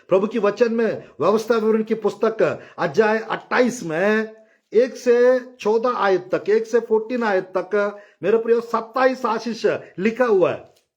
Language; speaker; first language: Hindi; non-native, local second language; Telugu